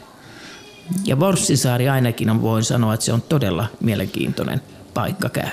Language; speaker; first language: Finnish; native; Finnish